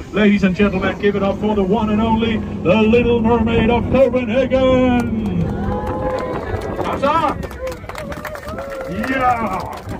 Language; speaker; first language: English; non-native, fluent; Danish